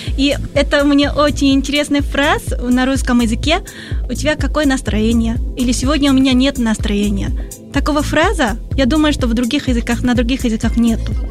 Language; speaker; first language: Russian; non-native, fluent; Japanese